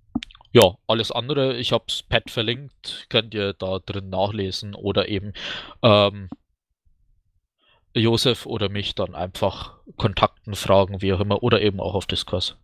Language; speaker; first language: German; native; German